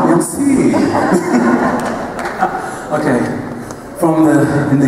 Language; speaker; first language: English; non-native, learner; Italian